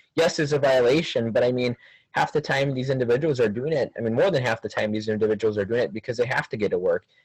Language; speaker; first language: English; early bilingual, other home language; Spanish